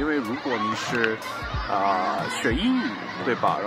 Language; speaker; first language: Chinese; non-native, fluent; English